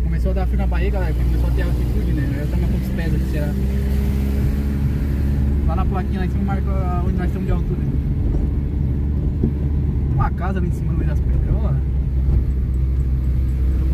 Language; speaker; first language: Portuguese; native; Portuguese